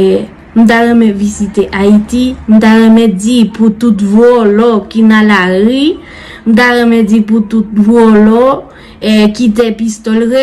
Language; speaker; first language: Haitian Creole; non-native, learner; Spanish